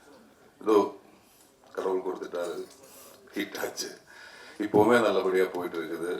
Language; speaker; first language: Tamil; non-native, learner; Malayalam